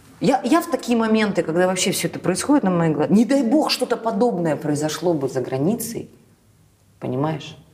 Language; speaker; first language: Russian; native; Russian